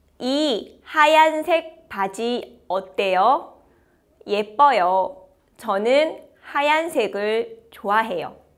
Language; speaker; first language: Korean; native; Korean